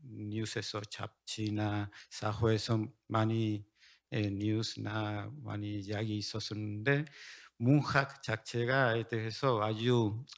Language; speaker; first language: Korean; non-native, learner; Spanish